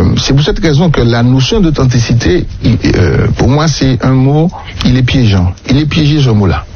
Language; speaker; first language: French; native; French